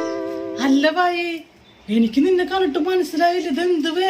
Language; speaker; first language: Malayalam; native; Malayalam